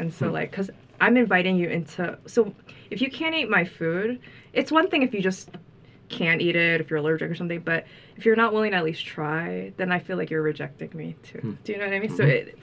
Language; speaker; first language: English; native; English